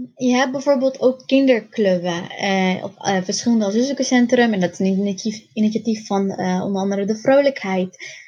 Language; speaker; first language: Dutch; early bilingual, other home language; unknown